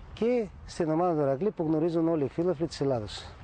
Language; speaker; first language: Greek; early bilingual, heritage; Greek